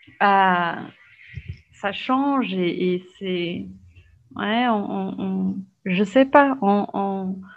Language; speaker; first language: French; non-native, fluent; Portuguese